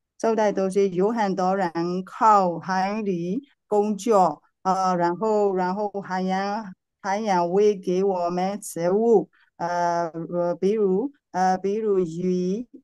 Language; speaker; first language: Chinese; non-native, learner; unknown